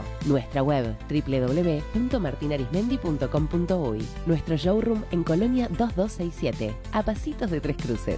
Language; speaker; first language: Spanish; native; Spanish